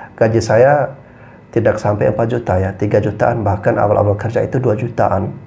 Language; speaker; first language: Indonesian; native; Indonesian